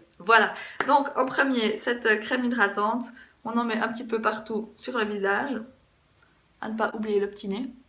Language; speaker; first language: French; native; French